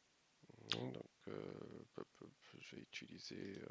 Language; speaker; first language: French; non-native, local second language; Arabic